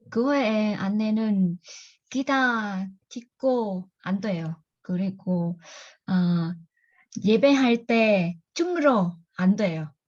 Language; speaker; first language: Korean; non-native, learner; Vietnamese